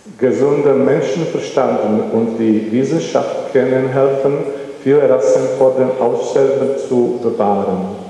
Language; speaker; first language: German; non-native, learner; Czech